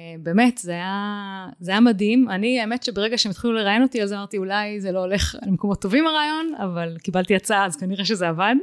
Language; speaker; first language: Hebrew; native; Hebrew